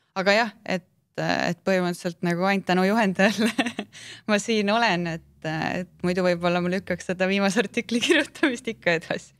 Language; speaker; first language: Estonian; native; Estonian